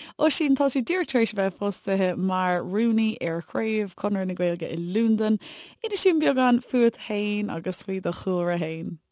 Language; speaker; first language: Irish; native; Irish